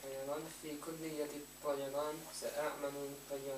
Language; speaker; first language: Arabic; non-native, learner; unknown